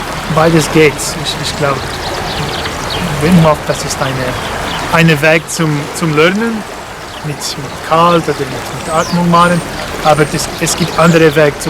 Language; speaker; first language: German; non-native, learner; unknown